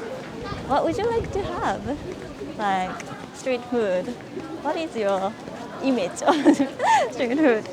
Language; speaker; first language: English; non-native, fluent; Japanese